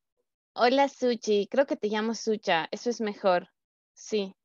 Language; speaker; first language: Spanish; native; Spanish